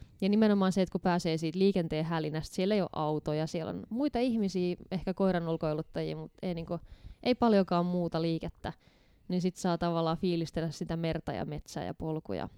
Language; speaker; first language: Finnish; native; Finnish